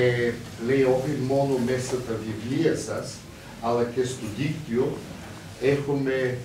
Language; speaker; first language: Greek; non-native, fluent; Bulgarian